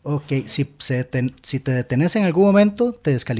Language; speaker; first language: Spanish; native; Spanish